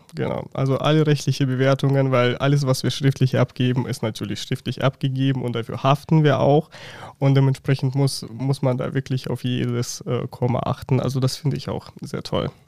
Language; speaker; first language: German; non-native, fluent; Russian